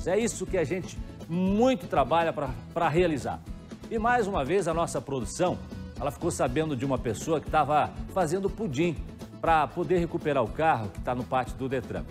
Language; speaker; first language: Portuguese; native; Portuguese